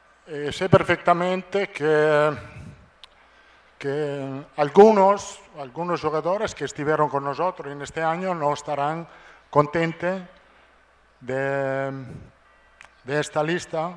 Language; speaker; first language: Portuguese; non-native, learner; Italian